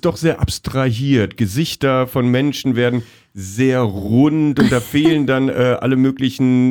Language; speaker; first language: German; native; German